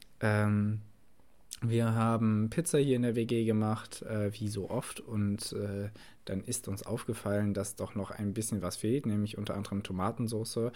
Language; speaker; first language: German; native; German